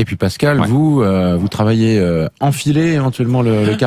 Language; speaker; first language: French; native; French